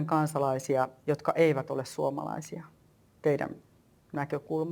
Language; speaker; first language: Finnish; native; Finnish